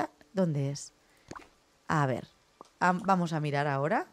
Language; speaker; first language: Spanish; native; Spanish